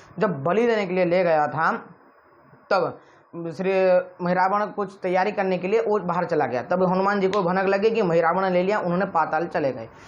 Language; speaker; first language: Hindi; non-native, local second language; Odia